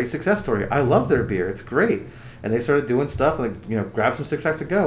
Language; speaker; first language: English; native; English